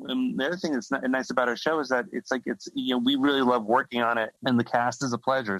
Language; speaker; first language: English; native; English